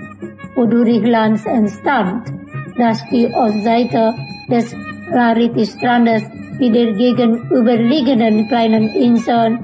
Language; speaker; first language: German; non-native, learner; Indonesian